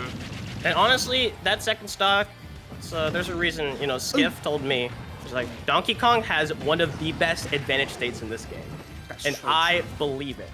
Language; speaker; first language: English; native; English